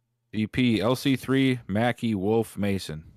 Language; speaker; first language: English; native; English